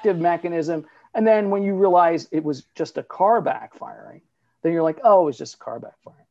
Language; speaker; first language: English; early bilingual, other home language; Italian